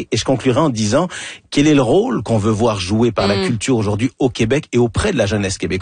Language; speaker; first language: French; native; French